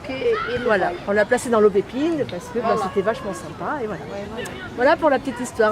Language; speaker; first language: French; native; French